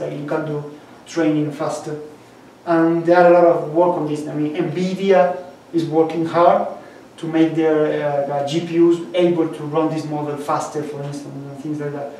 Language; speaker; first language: English; non-native, fluent; Spanish